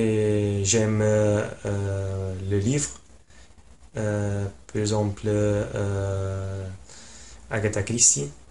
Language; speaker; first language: French; non-native, learner; Italian